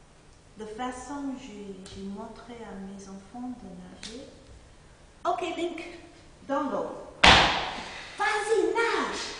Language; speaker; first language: French; non-native, fluent; English